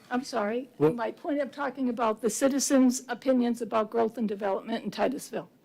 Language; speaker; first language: English; native; English